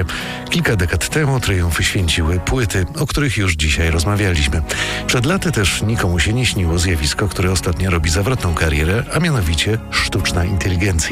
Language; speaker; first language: Polish; native; Polish